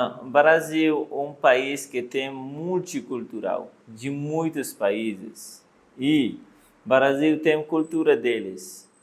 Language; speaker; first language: Portuguese; non-native, learner; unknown